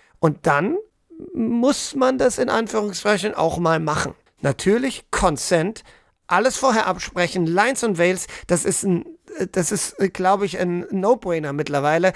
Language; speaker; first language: German; native; German